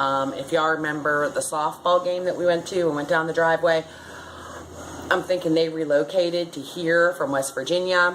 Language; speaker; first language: English; native; English